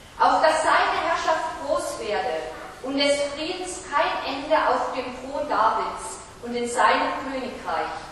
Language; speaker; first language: German; native; German